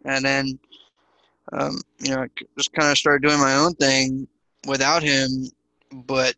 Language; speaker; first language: English; native; English